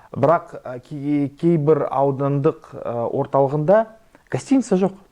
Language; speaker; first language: Kazakh; non-native, local second language; Russian